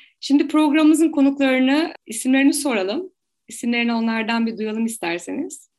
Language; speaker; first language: Turkish; native; Turkish